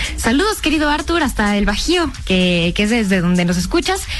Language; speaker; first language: Spanish; native; Spanish